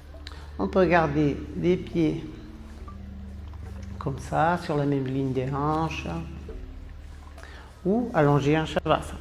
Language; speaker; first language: French; non-native, fluent; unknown